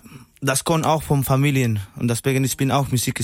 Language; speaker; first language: German; non-native, learner; Spanish